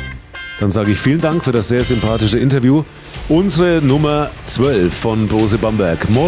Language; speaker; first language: German; native; German